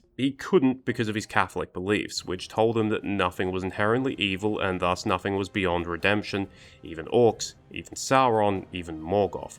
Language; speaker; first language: English; native; English